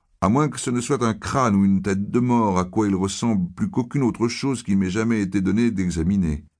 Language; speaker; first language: French; native; French